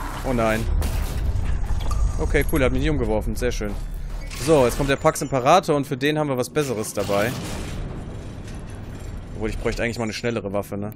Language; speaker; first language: German; native; German